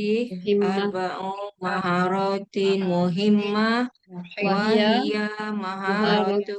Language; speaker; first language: Arabic; non-native, learner; Malay